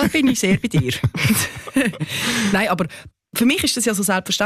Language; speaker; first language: German; native; German